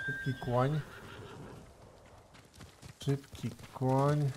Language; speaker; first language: Polish; native; Polish